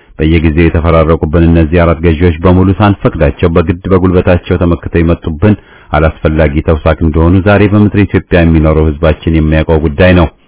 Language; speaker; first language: Amharic; native; Amharic